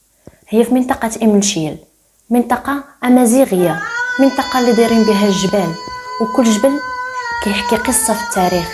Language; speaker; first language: Arabic; native; Arabic